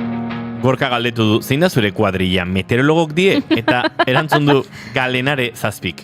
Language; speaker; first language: Basque; native; Basque